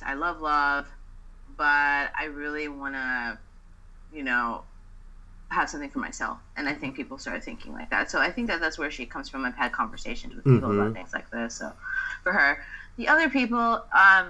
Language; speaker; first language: English; native; English